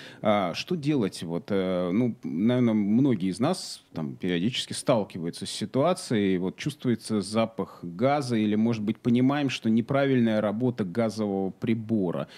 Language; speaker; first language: Russian; native; Russian